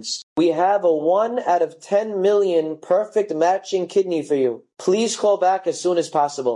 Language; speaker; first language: English; native; English